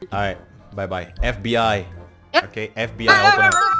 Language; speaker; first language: English; non-native, fluent; Indonesian